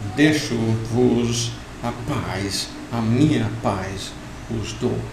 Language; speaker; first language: Portuguese; non-native, fluent; English